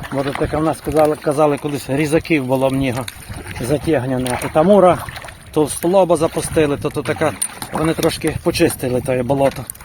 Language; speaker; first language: Ukrainian; native; Ukrainian